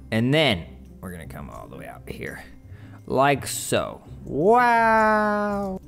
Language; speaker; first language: English; native; English